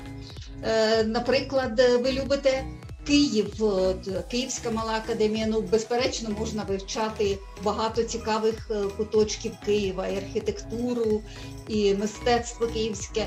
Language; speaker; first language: Ukrainian; native; Ukrainian